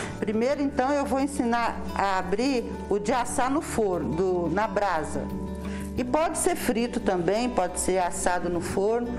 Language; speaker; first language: Portuguese; early bilingual, other home language; Arabic